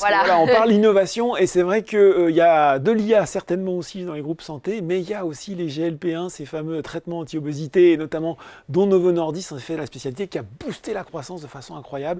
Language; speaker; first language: French; native; French